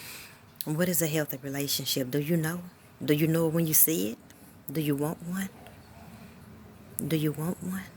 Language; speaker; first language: English; native; English